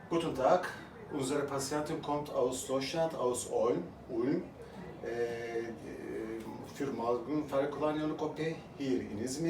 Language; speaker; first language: German; non-native, learner; Turkish